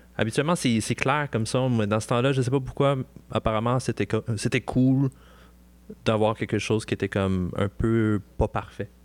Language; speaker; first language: French; native; French